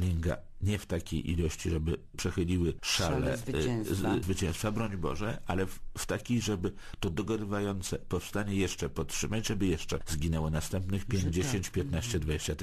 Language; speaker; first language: Polish; native; Polish